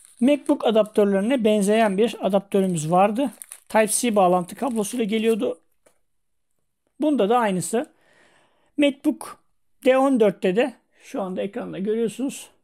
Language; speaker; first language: Turkish; native; Turkish